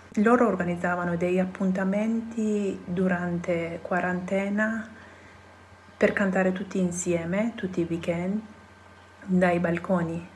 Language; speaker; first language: Italian; non-native, fluent; Persian